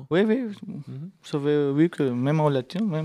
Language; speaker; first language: French; non-native, fluent; Spanish